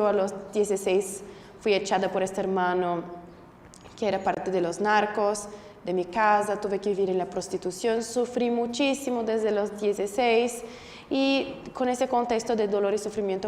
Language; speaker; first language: Spanish; non-native, fluent; Portuguese